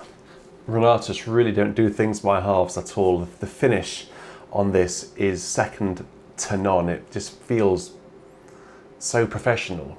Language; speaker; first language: English; native; English